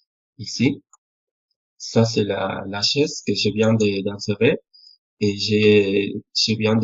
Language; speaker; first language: French; non-native, fluent; Spanish